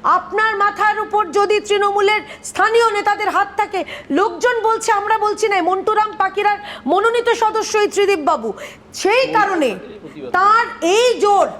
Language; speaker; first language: Bangla; native; Bangla